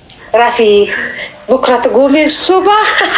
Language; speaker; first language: Arabic; native; Arabic